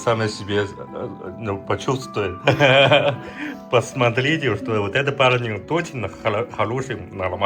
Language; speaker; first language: Russian; non-native, learner; Chinese